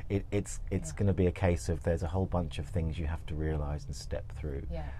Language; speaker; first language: English; native; English